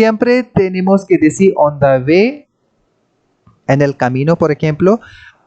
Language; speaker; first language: Spanish; non-native, fluent; Hindi